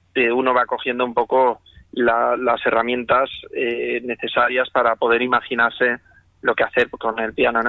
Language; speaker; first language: Spanish; native; Spanish